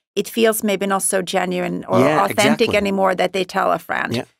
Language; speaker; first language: English; non-native, fluent; Swedish